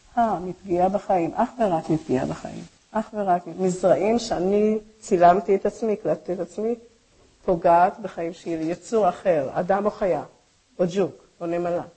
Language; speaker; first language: Hebrew; native; Hebrew